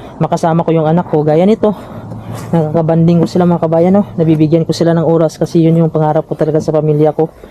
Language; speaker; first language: Filipino; non-native, local second language; Cebuano